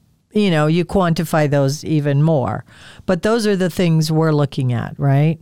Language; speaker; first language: English; native; English